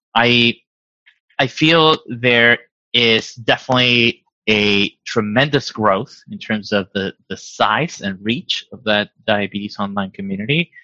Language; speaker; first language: English; non-native, fluent; Spanish